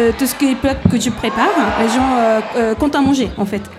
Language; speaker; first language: French; non-native, learner; Japanese